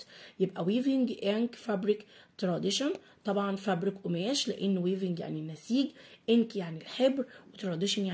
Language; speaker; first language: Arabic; native; Arabic